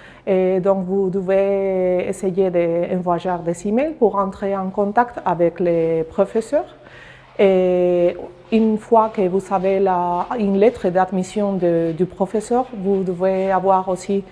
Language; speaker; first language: French; non-native, learner; Spanish